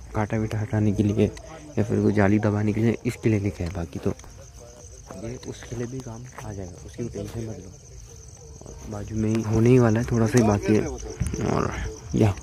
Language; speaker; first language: Hindi; non-native, local second language; Marwari